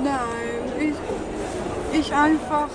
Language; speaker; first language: German; non-native, learner; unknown